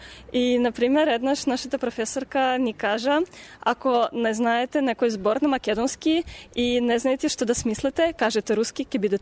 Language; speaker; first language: Macedonian; non-native, fluent; Russian